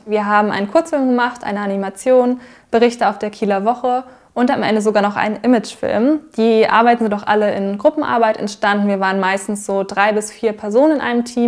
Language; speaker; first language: German; native; German